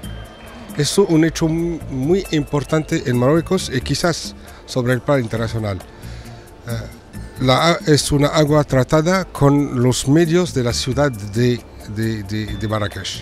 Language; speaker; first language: Spanish; non-native, fluent; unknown